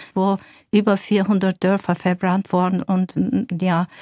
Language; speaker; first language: German; non-native, fluent; Kurdish